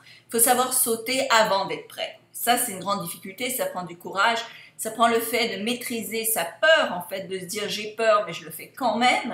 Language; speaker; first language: French; native; French